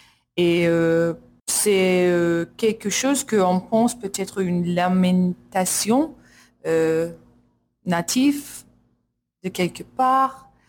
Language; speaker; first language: French; non-native, learner; English